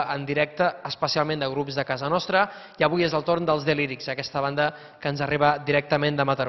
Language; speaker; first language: Catalan; native; Catalan